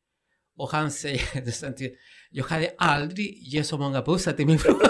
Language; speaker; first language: Swedish; non-native, fluent; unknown